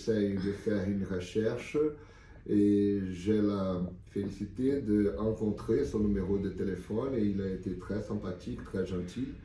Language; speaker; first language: French; non-native, learner; Portuguese